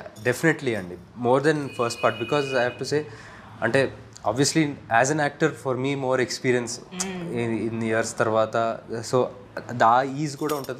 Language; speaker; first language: Telugu; native; Telugu